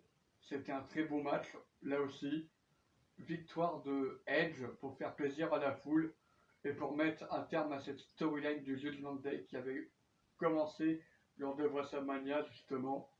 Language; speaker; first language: French; native; French